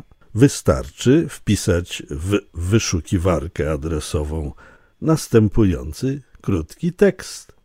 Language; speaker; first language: Polish; native; Polish